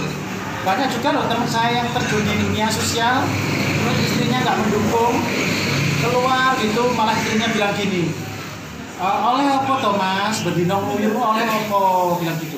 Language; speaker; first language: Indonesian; non-native, local second language; Javanese